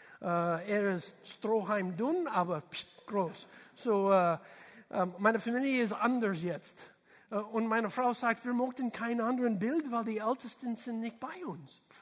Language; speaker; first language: German; non-native, fluent; English